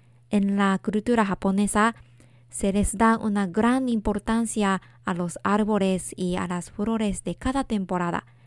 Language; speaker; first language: Spanish; non-native, fluent; Japanese